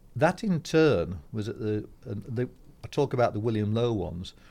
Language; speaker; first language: English; native; English